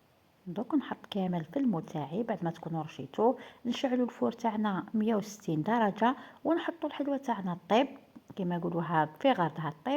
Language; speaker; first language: Arabic; native; Arabic